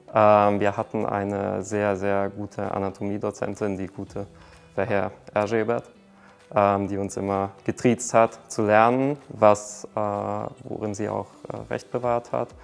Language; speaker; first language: German; early bilingual, other home language; Hungarian